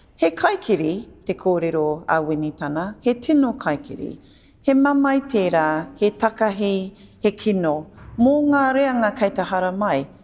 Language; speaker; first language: Māori; non-native, local second language; English